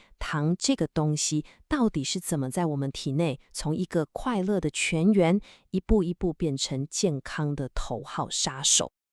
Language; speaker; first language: Chinese; native; Chinese